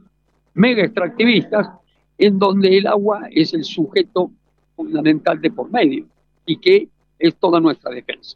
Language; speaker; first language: Spanish; native; Spanish